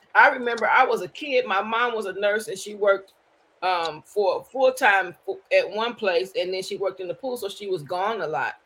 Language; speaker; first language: English; native; English